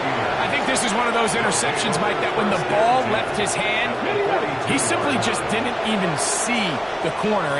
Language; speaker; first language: English; native; English